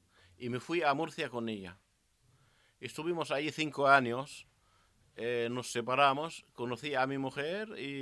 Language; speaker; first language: Spanish; non-native, learner; Arabic